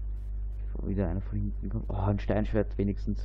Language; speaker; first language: German; native; German